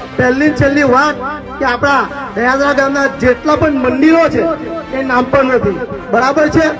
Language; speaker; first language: Gujarati; non-native, local second language; Vasavi